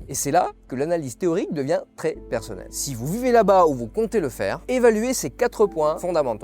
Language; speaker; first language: French; native; French